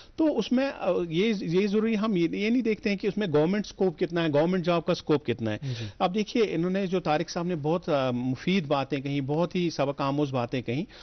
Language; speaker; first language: Hindi; non-native, local second language; Kashmiri